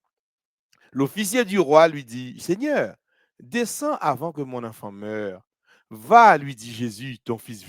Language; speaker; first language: French; non-native, local second language; Haitian Creole